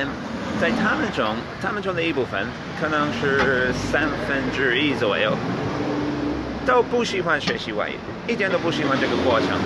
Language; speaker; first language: Chinese; non-native, fluent; English